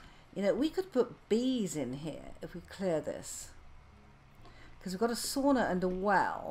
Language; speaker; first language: English; native; English